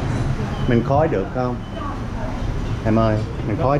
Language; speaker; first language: Vietnamese; non-native, learner; English